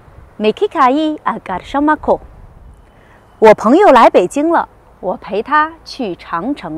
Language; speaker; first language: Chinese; non-native, fluent; Hausa